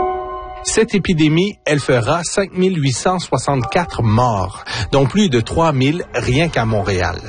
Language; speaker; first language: French; native; French